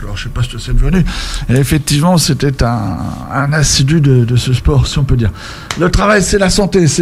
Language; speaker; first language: French; native; French